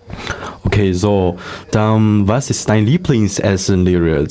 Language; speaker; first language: German; non-native, learner; Chinese